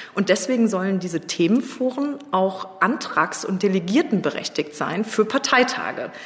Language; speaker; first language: German; native; German